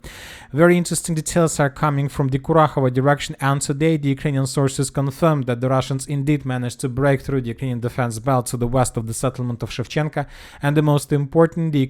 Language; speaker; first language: English; non-native, fluent; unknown